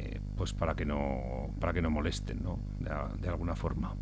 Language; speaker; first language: Spanish; native; Spanish